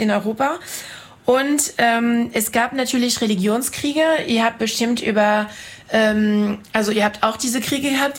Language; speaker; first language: German; non-native, fluent; French